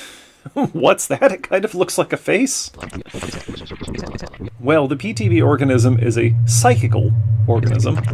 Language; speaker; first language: English; native; English